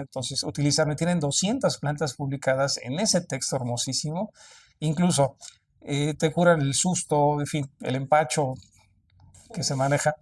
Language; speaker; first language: Spanish; native; Spanish